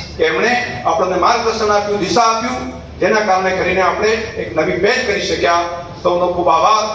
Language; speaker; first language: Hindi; non-native, local second language; Gujarati